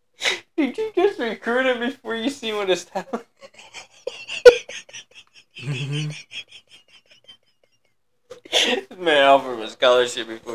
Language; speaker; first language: English; native; English